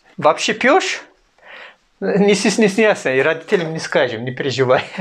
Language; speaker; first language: Russian; non-native, learner; Turkish